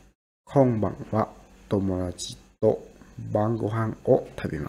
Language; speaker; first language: Japanese; non-native, fluent; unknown